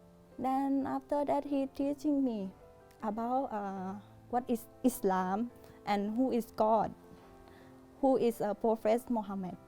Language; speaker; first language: English; non-native, learner; Thai